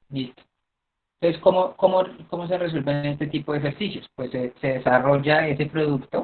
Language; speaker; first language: Spanish; native; Spanish